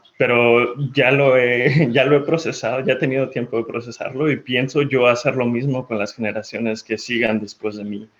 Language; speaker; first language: Spanish; early bilingual, heritage; Spanish